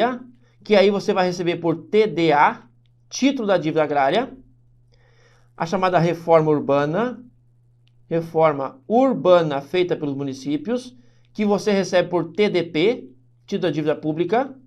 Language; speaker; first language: Portuguese; native; Portuguese